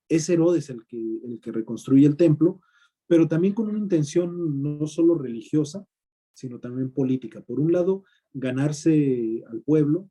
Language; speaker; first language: Spanish; native; Spanish